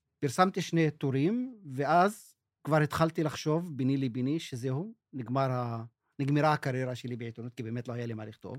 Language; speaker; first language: Hebrew; non-native, local second language; Arabic